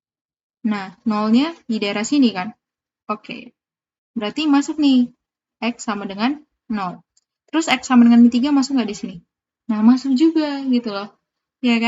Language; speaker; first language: Indonesian; native; Indonesian